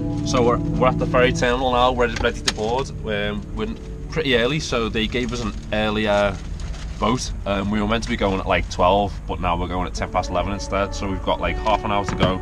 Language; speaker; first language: English; native; English